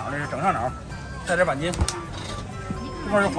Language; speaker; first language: Chinese; native; Chinese